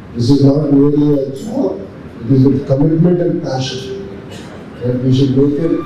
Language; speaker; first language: English; non-native, local second language; Telugu